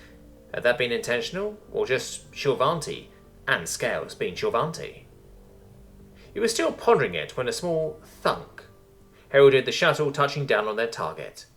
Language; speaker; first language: English; native; English